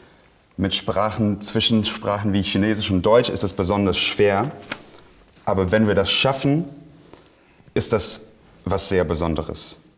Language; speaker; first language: German; non-native, fluent; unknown